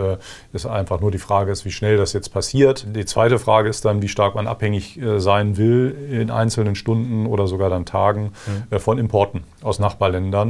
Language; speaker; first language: German; native; German